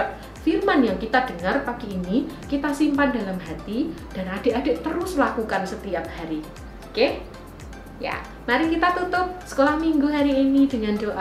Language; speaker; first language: Indonesian; native; Indonesian